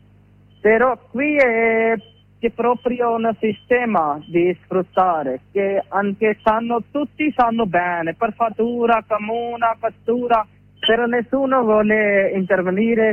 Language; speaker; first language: Italian; non-native, learner; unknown